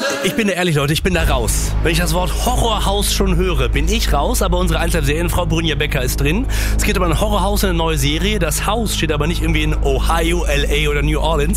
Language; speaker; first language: German; native; German